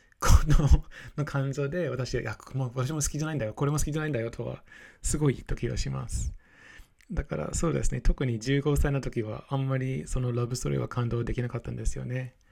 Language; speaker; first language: Japanese; non-native, fluent; English